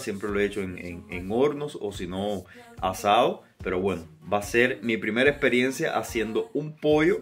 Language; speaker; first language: Spanish; native; Spanish